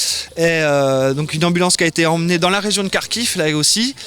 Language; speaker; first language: French; native; French